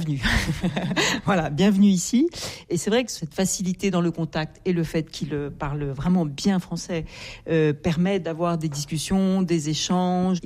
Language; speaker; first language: French; native; French